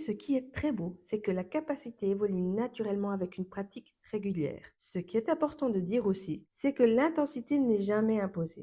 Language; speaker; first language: French; native; French